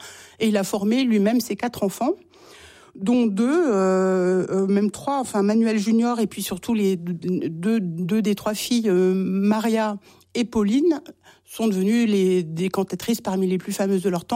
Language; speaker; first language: French; native; French